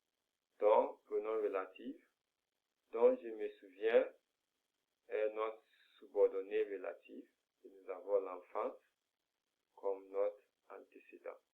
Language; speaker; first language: French; non-native, fluent; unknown